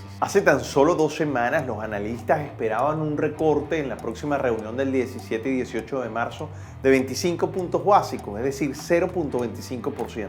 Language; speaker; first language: Spanish; native; Spanish